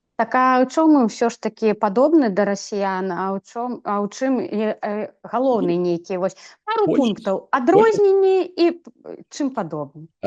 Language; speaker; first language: Belarusian; non-native, local second language; Russian